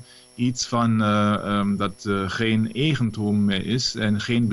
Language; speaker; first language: Dutch; non-native, fluent; German